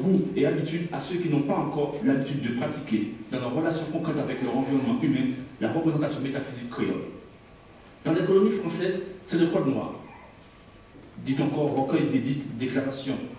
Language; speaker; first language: French; native; French